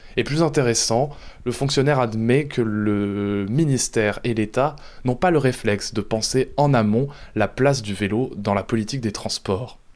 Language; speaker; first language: French; native; French